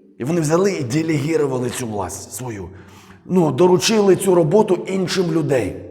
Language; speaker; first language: Ukrainian; non-native, local second language; Russian